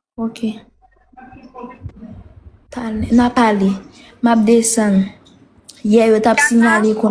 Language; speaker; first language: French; non-native, learner; Haitian Creole